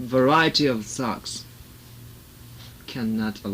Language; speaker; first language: English; non-native, learner; Japanese